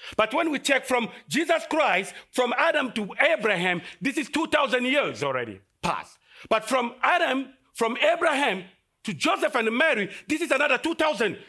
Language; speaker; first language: English; non-native, fluent; Lingala